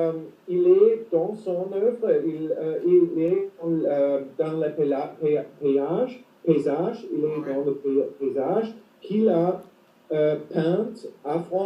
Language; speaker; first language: French; non-native, fluent; German